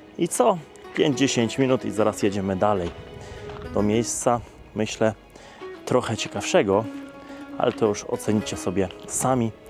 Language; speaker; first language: Polish; native; Polish